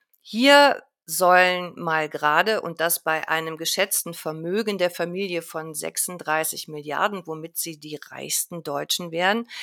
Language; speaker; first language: German; native; German